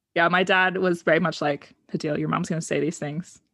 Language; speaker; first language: English; native; English